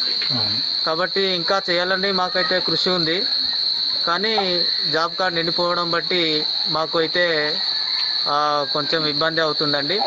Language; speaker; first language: Telugu; native; Telugu